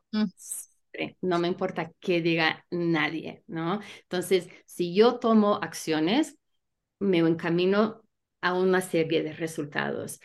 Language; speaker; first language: Spanish; early bilingual, heritage; Spanish